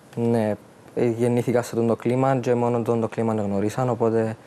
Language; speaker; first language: Greek; early bilingual, other home language; Arabic